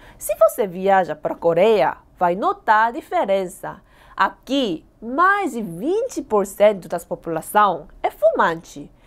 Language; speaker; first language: Portuguese; non-native, fluent; Korean